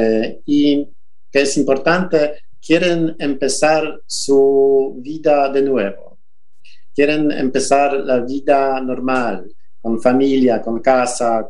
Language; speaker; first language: Spanish; non-native, fluent; Polish